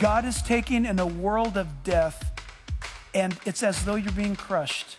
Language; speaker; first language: English; native; English